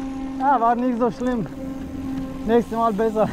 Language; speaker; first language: German; non-native, fluent; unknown